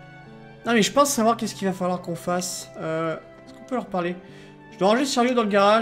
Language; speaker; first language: French; native; French